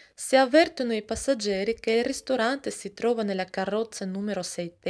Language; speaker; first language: Italian; non-native, fluent; Russian